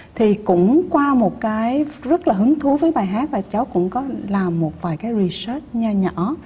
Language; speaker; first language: Vietnamese; early bilingual, heritage; Vietnamese